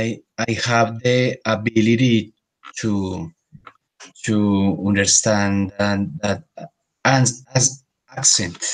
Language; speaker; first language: English; non-native, learner; Spanish